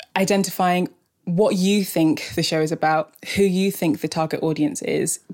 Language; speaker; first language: English; native; English